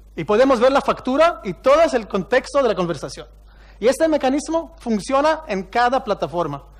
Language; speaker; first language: Spanish; non-native, fluent; Hebrew